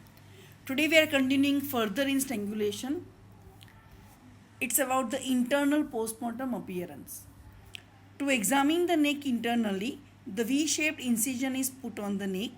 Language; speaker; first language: English; non-native, local second language; Gujarati